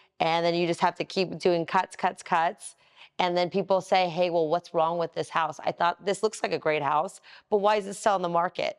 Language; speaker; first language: English; native; English